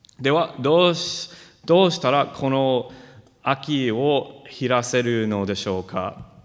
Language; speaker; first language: Japanese; non-native, fluent; English